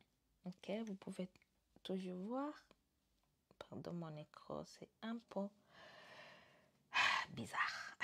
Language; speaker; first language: French; non-native, fluent; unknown